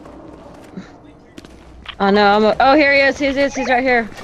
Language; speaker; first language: English; native; English